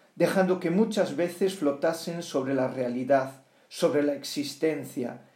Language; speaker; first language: Spanish; non-native, local second language; Galician